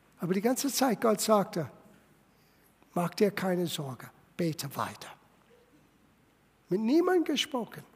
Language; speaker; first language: German; non-native, fluent; English